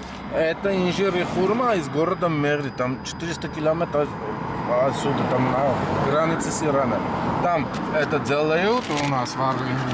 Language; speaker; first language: Russian; non-native, fluent; Armenian